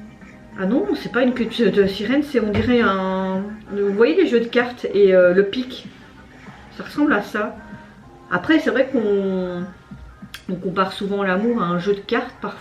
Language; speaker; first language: French; native; French